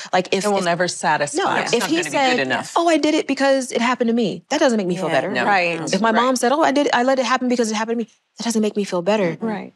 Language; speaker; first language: English; native; English